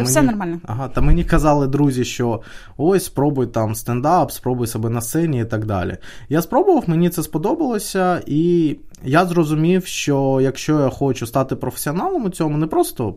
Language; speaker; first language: Ukrainian; native; Ukrainian